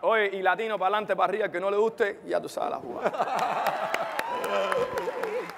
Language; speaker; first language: Spanish; early bilingual, heritage; Spanish